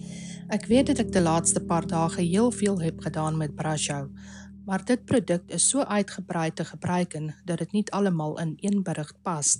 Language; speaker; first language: Dutch; native; Dutch